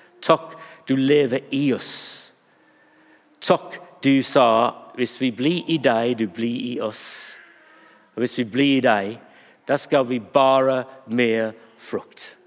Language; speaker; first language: Norwegian; non-native, fluent; English